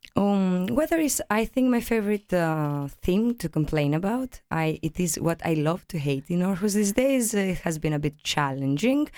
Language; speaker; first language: English; non-native, fluent; Greek